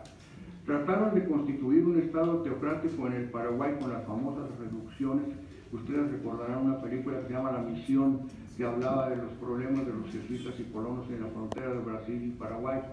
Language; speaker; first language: Spanish; native; Spanish